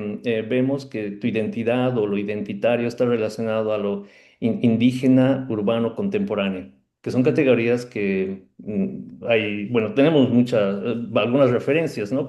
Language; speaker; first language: Spanish; native; Spanish